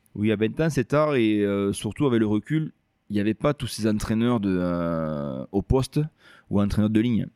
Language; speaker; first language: French; native; French